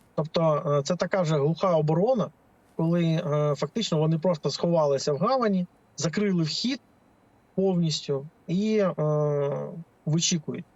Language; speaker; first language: Ukrainian; native; Ukrainian